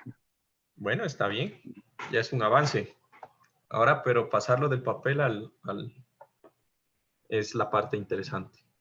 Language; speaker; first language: Spanish; native; Spanish